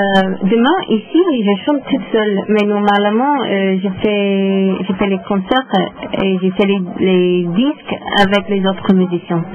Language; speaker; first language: French; non-native, learner; English